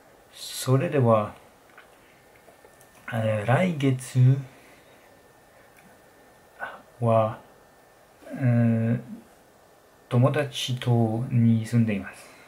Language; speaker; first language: Japanese; non-native, learner; French